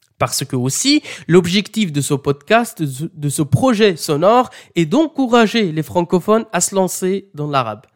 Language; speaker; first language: French; non-native, fluent; Arabic